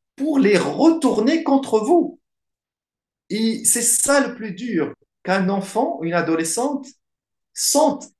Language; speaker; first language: French; non-native, local second language; Arabic